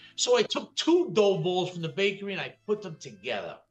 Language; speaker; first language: English; native; English